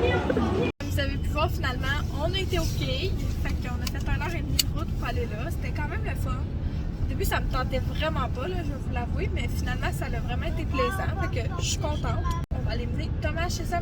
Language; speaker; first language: French; native; French